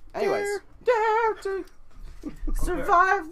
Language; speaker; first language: English; native; English